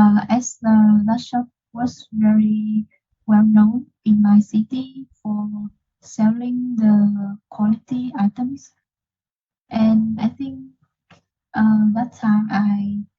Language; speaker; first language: English; non-native, learner; Vietnamese